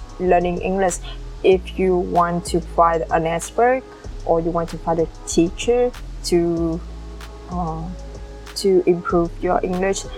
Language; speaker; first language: English; non-native, learner; Vietnamese